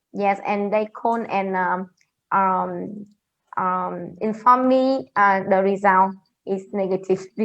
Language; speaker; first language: English; non-native, learner; Vietnamese